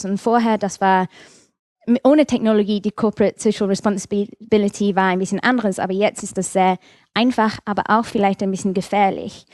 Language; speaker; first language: German; non-native, fluent; English